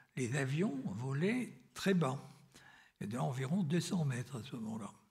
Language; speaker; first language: French; native; French